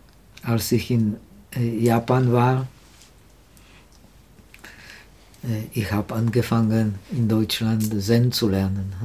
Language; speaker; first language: German; non-native, learner; Czech